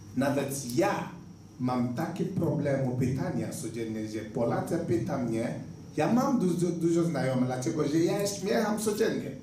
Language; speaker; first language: Polish; non-native, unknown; Igbo